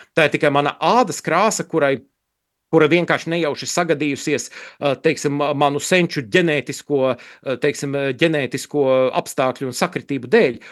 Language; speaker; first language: Latvian; native; Latvian